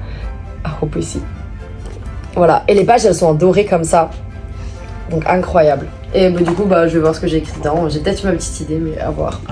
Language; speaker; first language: French; native; French